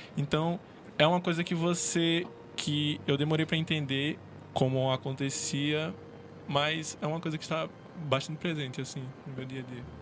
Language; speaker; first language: Portuguese; native; Portuguese